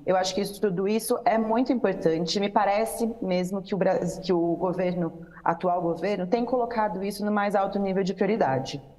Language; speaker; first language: Portuguese; native; Portuguese